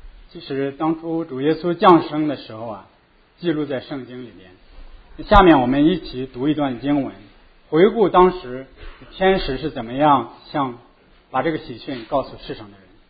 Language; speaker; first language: Chinese; native; Chinese